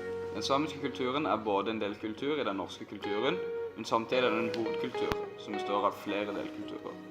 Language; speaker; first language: Norwegian; native; Norwegian